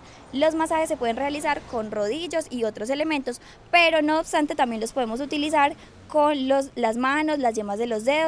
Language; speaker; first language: Spanish; native; Spanish